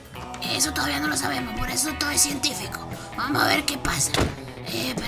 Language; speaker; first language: Spanish; native; Spanish